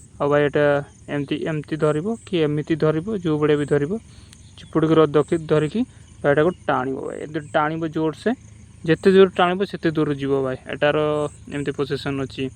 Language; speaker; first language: Odia; non-native, local second language; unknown